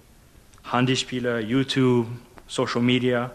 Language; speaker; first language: German; non-native, fluent; English